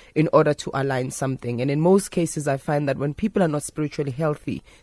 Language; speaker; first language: English; non-native, local second language; Zulu